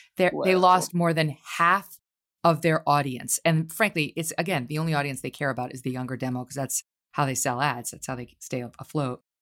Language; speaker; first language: English; native; English